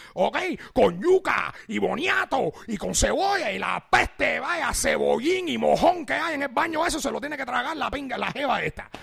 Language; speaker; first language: Spanish; early bilingual, heritage; Spanish